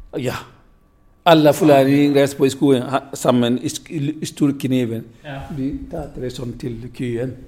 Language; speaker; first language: Norwegian; non-native, learner; Fula